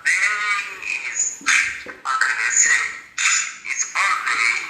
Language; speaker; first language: English; non-native, learner; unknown